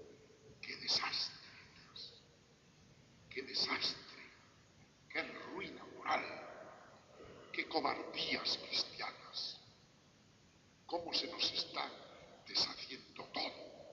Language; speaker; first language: Spanish; native; Spanish